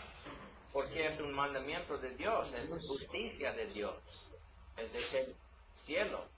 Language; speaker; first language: Spanish; non-native, learner; English